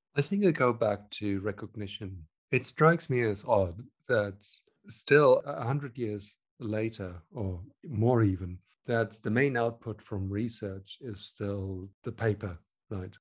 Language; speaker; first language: English; non-native, fluent; German